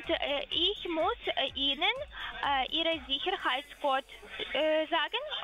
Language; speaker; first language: German; non-native, learner; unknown